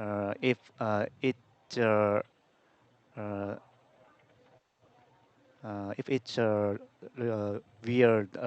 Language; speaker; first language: English; non-native, learner; Korean